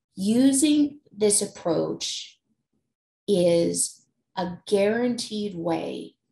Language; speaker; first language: English; native; English